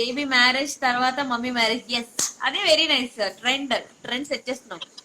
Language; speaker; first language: Telugu; native; Telugu